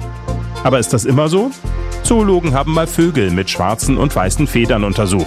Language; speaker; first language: German; native; German